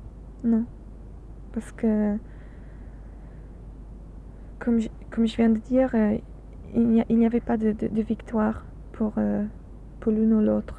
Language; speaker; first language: French; non-native, learner; English